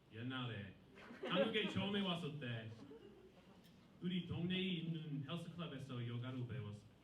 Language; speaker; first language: Korean; non-native, learner; English